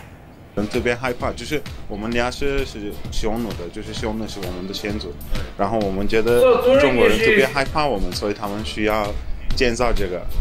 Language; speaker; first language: Chinese; non-native, learner; Turkish